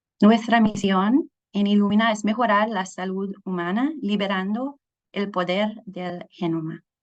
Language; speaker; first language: Spanish; non-native, fluent; English